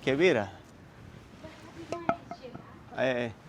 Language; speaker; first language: Arabic; non-native, learner; Telugu